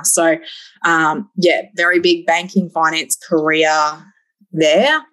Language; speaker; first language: English; native; English